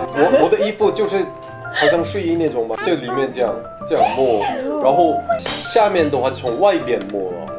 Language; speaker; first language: Chinese; non-native, fluent; Korean